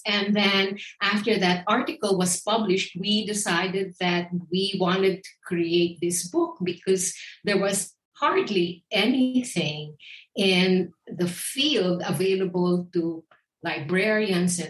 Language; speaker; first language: English; non-native, local second language; Filipino